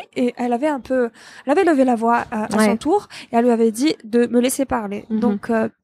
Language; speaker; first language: French; non-native, local second language; Arabic